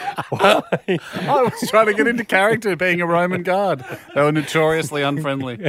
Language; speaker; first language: English; native; English